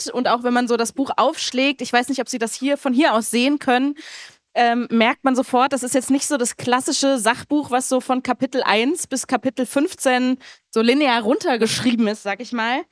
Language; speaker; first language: German; native; German